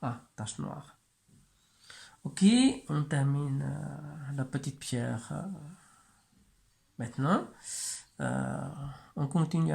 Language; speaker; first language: French; non-native, learner; Chinese